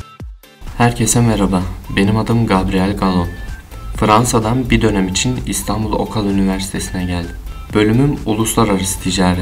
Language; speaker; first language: Turkish; non-native, learner; French